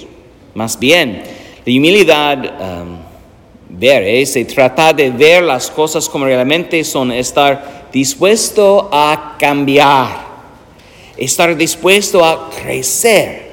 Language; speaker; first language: Spanish; non-native, learner; English